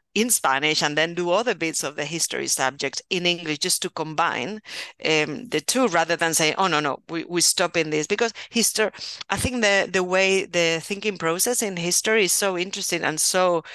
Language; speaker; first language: English; non-native, fluent; Spanish